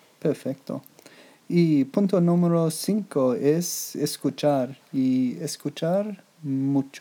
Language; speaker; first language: Spanish; non-native, learner; English